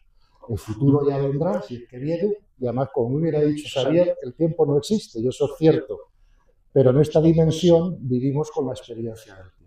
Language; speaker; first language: Spanish; native; Spanish